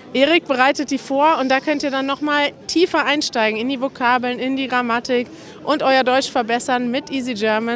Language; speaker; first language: German; native; German